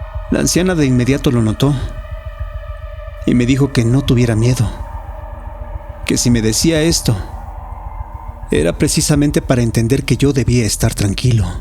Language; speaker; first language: Spanish; native; Spanish